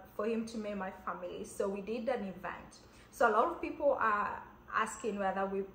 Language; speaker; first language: English; non-native, local second language; Kamba